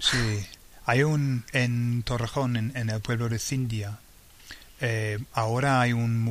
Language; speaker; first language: Spanish; non-native, fluent; English